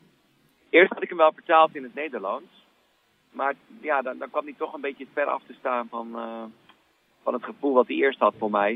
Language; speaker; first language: Dutch; native; Dutch